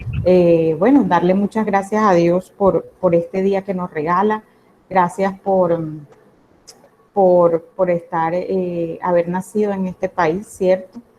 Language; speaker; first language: Spanish; native; Spanish